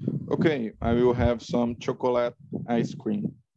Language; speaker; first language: English; non-native, learner; Portuguese